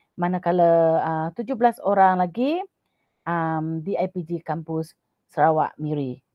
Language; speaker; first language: Malay; non-native, local second language; Iban